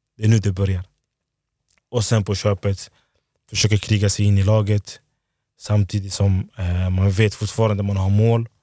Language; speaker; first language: Swedish; early bilingual, other home language; Lingala